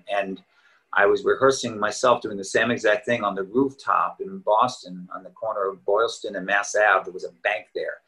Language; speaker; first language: English; native; English